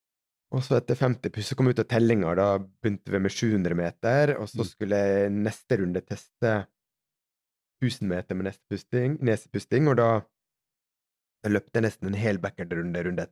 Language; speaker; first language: Norwegian; native; Norwegian